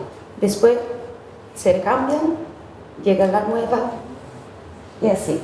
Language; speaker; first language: Spanish; non-native, fluent; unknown